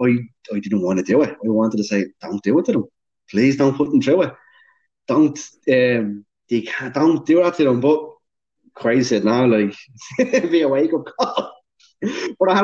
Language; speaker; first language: English; native; English